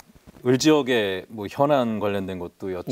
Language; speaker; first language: Korean; native; Korean